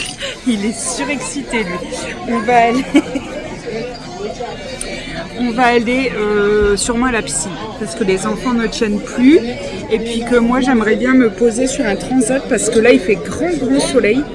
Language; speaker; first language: French; native; French